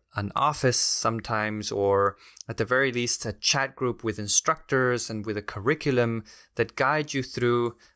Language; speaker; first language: English; non-native, fluent; Spanish